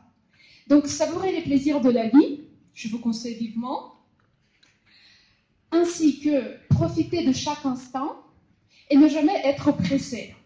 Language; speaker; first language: French; non-native, fluent; Russian